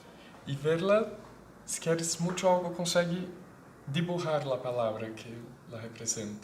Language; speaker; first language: Spanish; non-native, fluent; Portuguese